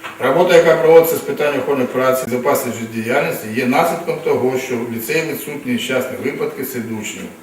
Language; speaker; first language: Ukrainian; non-native, local second language; Russian